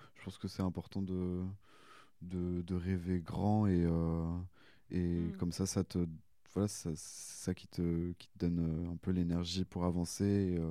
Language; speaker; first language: French; native; French